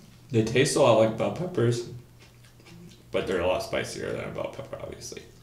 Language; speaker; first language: English; native; English